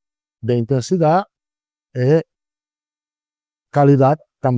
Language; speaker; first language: Portuguese; non-native, learner; Italian